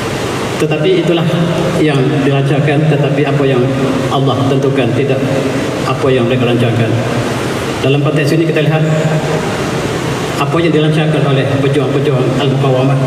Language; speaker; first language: Malay; native; Malay